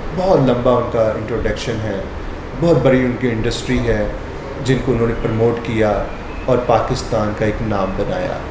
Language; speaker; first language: Urdu; native; Urdu